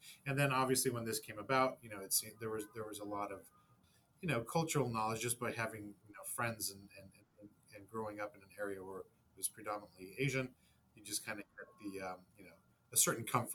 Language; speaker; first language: English; native; English